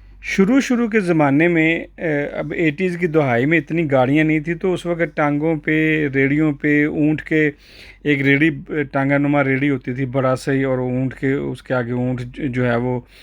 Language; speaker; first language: Urdu; native; Urdu